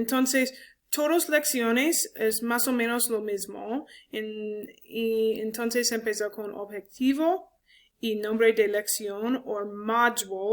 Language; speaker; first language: Spanish; non-native, learner; English